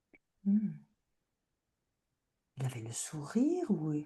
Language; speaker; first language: French; native; French